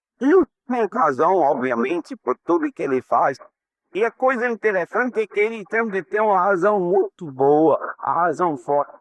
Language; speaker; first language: Portuguese; non-native, fluent; English